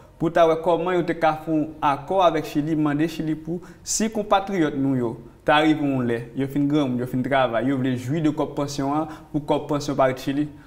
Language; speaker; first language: French; non-native, local second language; Haitian Creole